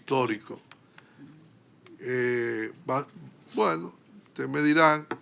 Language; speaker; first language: Spanish; native; Spanish